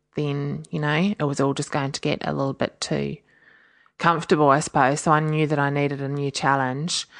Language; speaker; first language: English; native; English